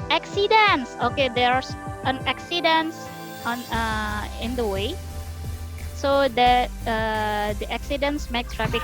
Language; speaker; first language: English; non-native, fluent; Indonesian